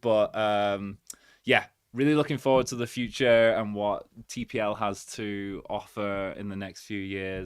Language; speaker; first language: English; native; English